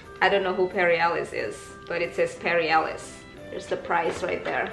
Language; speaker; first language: English; non-native, fluent; Indonesian